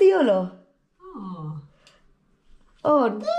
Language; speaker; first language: Finnish; non-native, learner; Waray